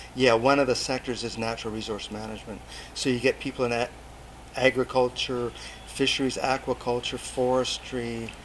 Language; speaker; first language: English; native; English